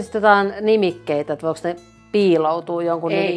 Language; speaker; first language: Finnish; native; Finnish